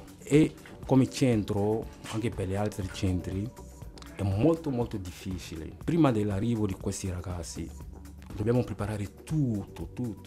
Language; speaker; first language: Italian; non-native, fluent; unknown